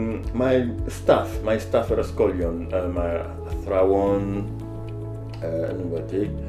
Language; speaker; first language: Welsh; non-native, learner; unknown